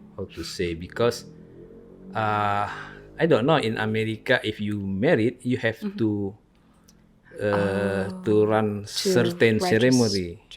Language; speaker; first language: English; non-native, learner; Indonesian